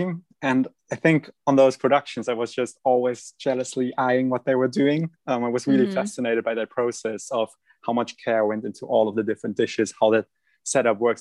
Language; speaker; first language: English; non-native, fluent; German